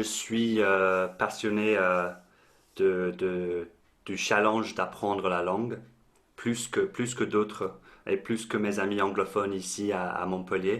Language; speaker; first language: French; non-native, fluent; English